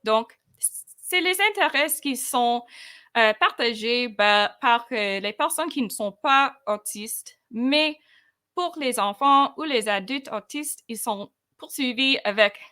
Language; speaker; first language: French; non-native, fluent; English